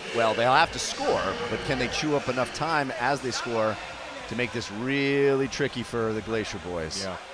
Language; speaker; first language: English; native; English